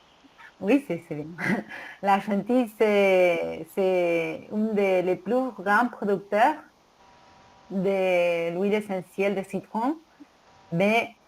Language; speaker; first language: French; non-native, learner; Spanish